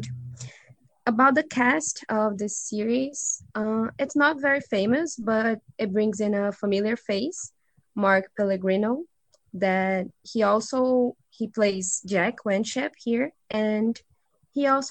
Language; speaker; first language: English; non-native, fluent; Portuguese